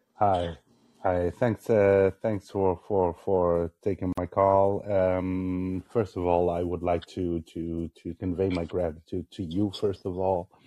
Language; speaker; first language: English; non-native, fluent; Dutch